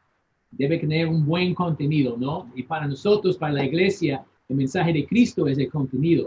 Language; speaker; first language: Spanish; non-native, fluent; English